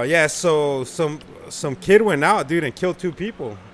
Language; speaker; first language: English; early bilingual, other home language; Spanish